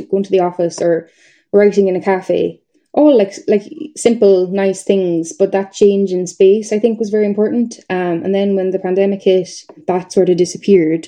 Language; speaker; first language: English; native; English